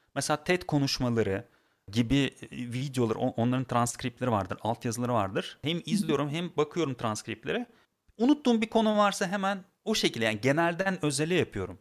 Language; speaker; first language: Turkish; non-native, fluent; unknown